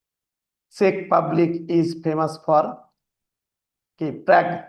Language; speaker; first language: English; non-native, fluent; Bangla